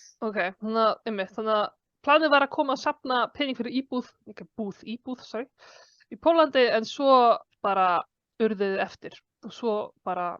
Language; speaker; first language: Icelandic; non-native, fluent; Polish